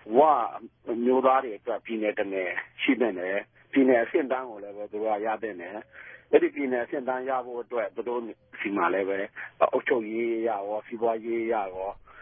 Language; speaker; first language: Burmese; non-native, local second language; Pa'o Karen